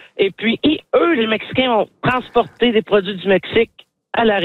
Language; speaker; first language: French; native; French